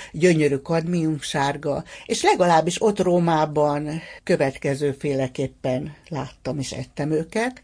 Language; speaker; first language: Hungarian; native; Hungarian